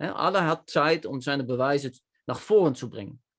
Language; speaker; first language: German; non-native, learner; Dutch